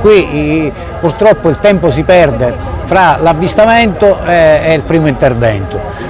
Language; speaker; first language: Italian; native; Italian